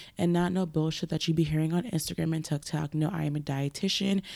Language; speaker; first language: English; native; English